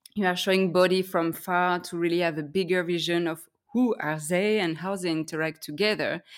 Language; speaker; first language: English; non-native, fluent; French